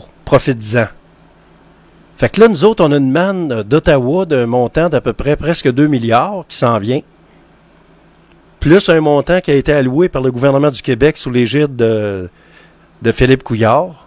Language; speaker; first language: French; native; French